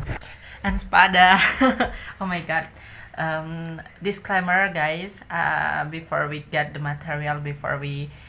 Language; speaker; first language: English; non-native, learner; Indonesian